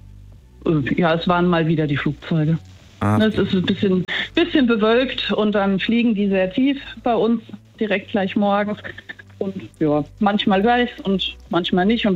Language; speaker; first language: German; native; German